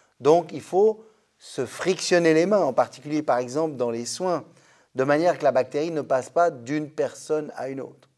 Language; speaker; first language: French; native; French